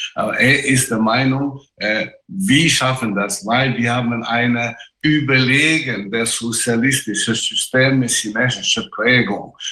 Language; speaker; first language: German; non-native, fluent; Chinese